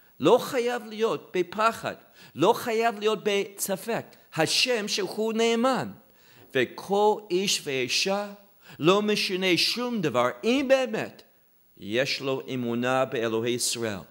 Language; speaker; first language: Hebrew; non-native, fluent; English